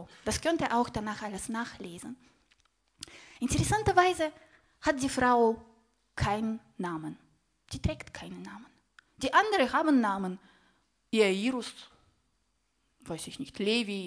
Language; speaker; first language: German; non-native, fluent; Russian